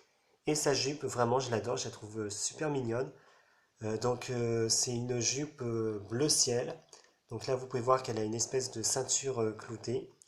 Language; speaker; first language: French; native; French